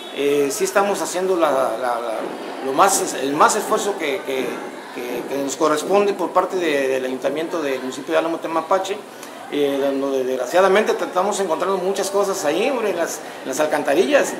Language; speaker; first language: Spanish; native; Spanish